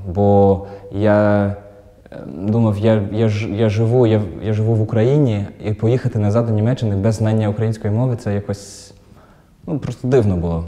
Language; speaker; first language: Ukrainian; non-native, fluent; German